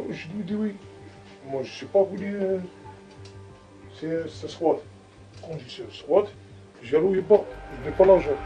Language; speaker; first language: French; non-native, learner; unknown